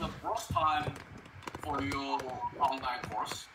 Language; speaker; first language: English; non-native, fluent; Chinese